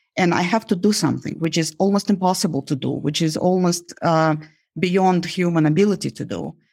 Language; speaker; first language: English; non-native, fluent; Uzbek